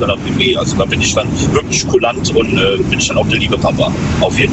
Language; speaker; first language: German; native; German